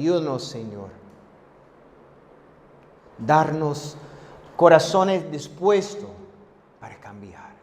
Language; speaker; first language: Spanish; non-native, fluent; English